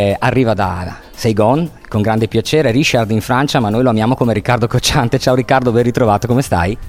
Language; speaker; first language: Italian; native; Italian